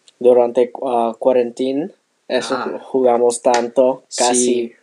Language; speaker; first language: Spanish; non-native, learner; English